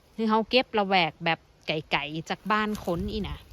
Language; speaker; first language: Thai; non-native, local second language; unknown